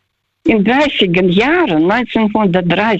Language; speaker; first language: German; non-native, fluent; Russian